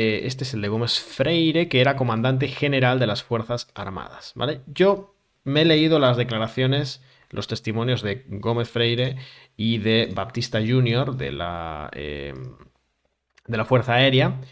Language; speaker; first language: Spanish; native; Spanish